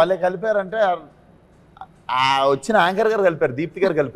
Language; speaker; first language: Telugu; native; Telugu